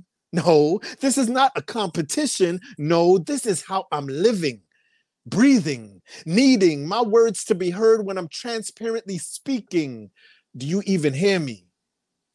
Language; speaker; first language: English; native; English